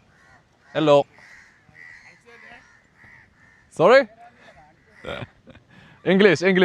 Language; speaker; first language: English; non-native, learner; French